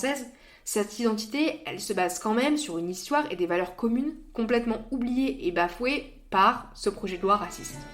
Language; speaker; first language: French; native; French